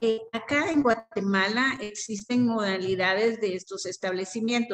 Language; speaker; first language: Spanish; native; Spanish